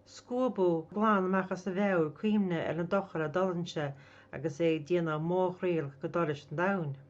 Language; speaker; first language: Irish; native; Irish